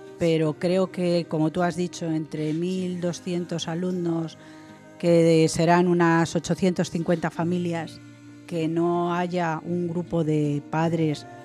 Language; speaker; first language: Spanish; native; Spanish